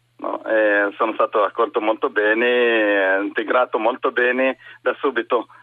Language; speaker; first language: Italian; non-native, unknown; Arabic